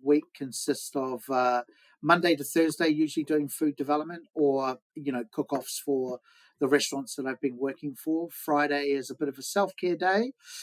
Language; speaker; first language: English; native; English